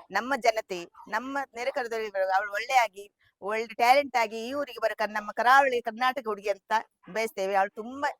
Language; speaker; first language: Kannada; non-native, local second language; Tulu